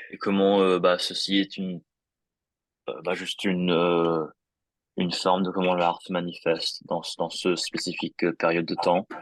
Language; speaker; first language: French; non-native, fluent; English